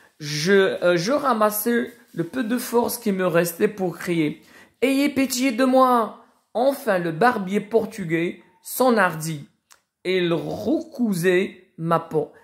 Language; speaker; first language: French; non-native, local second language; Arabic